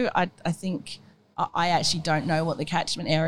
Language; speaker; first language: English; native; English